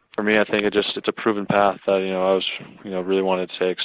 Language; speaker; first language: English; native; English